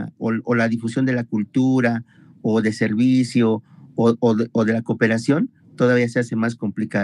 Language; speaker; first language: Spanish; native; Spanish